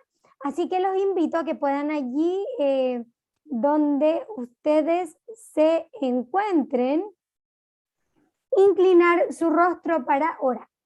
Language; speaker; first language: Spanish; native; Spanish